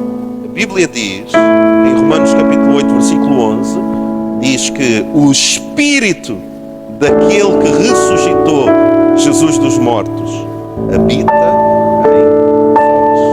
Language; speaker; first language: Portuguese; native; Portuguese